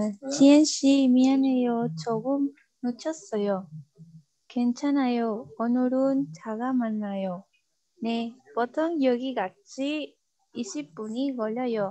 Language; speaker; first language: Korean; non-native, learner; Spanish